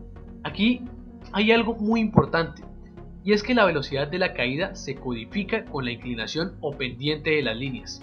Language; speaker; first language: Spanish; native; Spanish